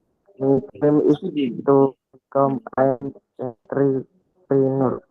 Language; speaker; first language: English; non-native, learner; Indonesian